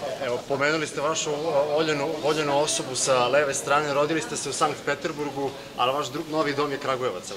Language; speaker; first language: Serbian; native; Serbian